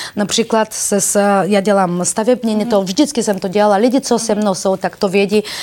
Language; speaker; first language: Czech; non-native, fluent; Bulgarian